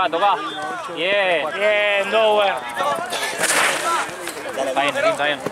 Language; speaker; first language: Spanish; native; Spanish